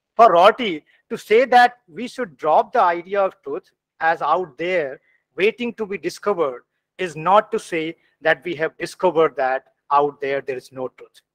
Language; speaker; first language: English; non-native, local second language; Hindi